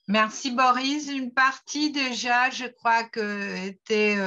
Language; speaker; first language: French; non-native, fluent; Portuguese